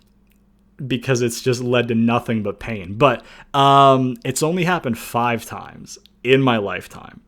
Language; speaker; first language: English; native; English